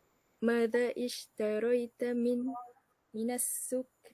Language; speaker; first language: Arabic; non-native, learner; Malay